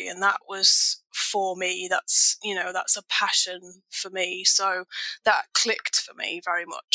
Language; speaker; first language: English; native; English